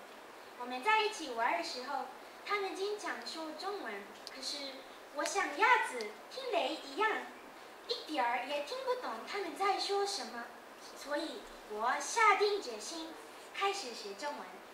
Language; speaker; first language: Chinese; non-native, fluent; Japanese